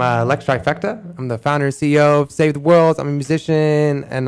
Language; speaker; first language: English; native; English